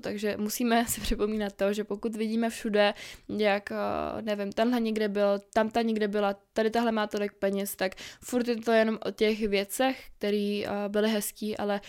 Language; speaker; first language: Czech; native; Czech